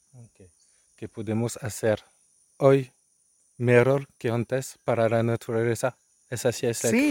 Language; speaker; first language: Spanish; non-native, learner; French